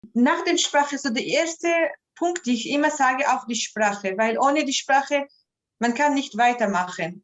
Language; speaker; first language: German; non-native, fluent; Arabic